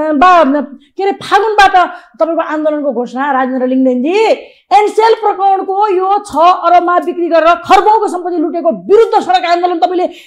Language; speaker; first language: Nepali; native; Nepali